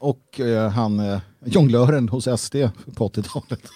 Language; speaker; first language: Swedish; native; Swedish